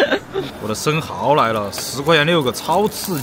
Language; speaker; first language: Chinese; native; Chinese